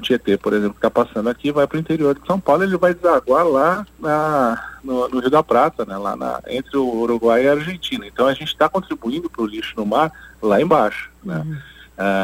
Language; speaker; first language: Portuguese; native; Portuguese